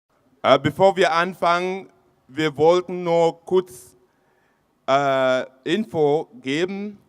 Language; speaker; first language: German; non-native, fluent; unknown